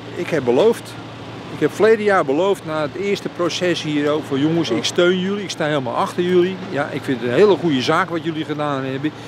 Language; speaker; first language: Dutch; native; Dutch